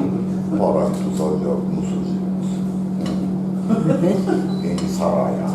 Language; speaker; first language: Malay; non-native, learner; Japanese